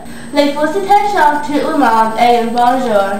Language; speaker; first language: French; non-native, learner; English